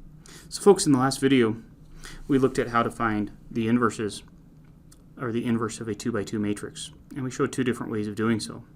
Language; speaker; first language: English; native; English